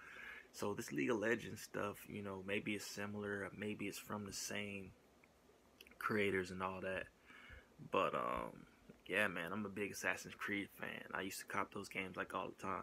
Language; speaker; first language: English; native; English